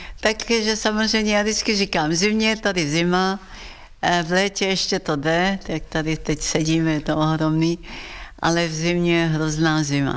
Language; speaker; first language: Czech; early bilingual, heritage; Czech